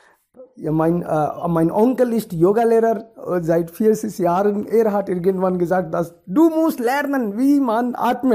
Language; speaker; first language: German; non-native, learner; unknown